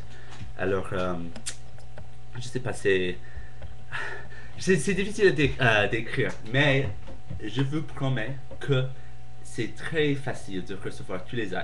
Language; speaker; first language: French; non-native, fluent; English